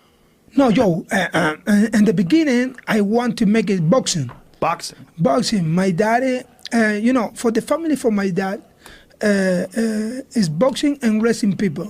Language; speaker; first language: English; non-native, learner; Spanish